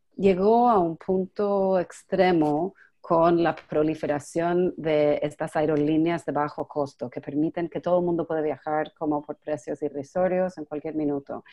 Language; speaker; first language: Spanish; non-native, fluent; English